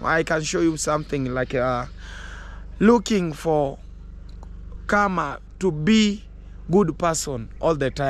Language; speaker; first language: English; non-native, learner; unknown